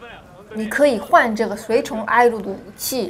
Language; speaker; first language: Chinese; native; Chinese